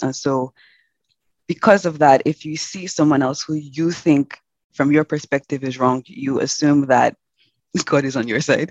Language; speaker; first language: English; non-native, local second language; Yoruba